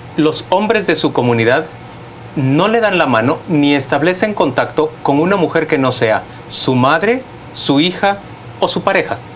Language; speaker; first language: Spanish; native; Spanish